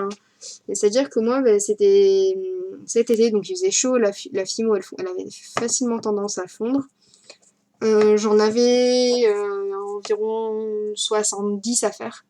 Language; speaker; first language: French; native; French